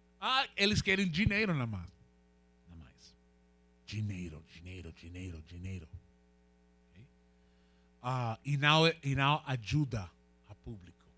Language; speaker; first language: Portuguese; non-native, learner; Spanish